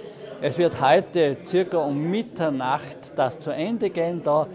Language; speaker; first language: German; native; German